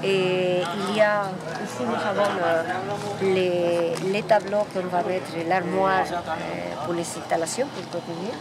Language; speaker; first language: French; non-native, fluent; Spanish